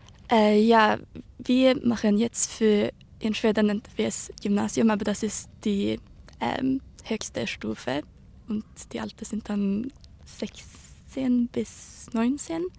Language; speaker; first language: German; early bilingual, heritage; Swedish